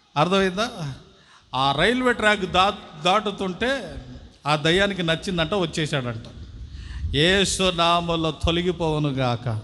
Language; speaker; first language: Telugu; non-native, local second language; Tamil